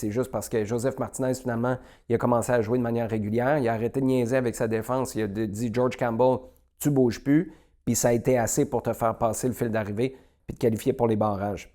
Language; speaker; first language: French; native; French